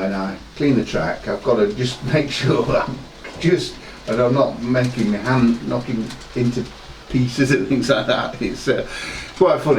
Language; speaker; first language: English; native; English